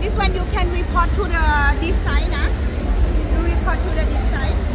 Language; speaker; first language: English; non-native, learner; Thai